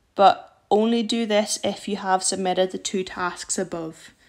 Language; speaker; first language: English; native; English